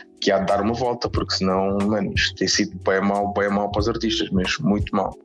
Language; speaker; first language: Portuguese; native; Portuguese